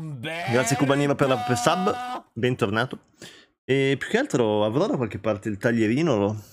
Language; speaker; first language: Italian; early bilingual, other home language; Albanian